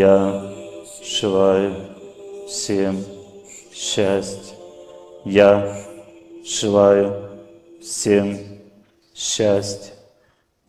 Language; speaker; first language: Russian; native; Russian